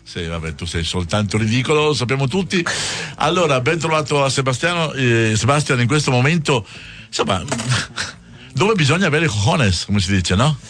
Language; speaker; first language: Italian; native; Italian